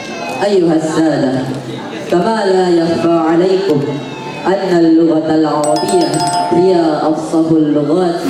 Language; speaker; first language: Arabic; non-native, learner; Indonesian